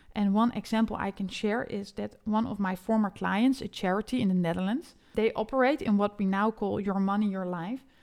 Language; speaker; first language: English; non-native, fluent; Dutch